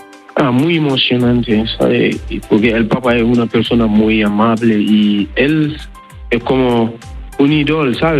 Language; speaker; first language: Spanish; non-native, learner; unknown